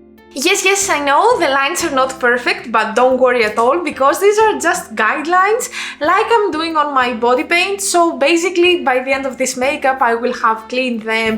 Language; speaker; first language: English; non-native, fluent; Greek